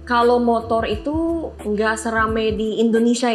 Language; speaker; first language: Indonesian; non-native, learner; Filipino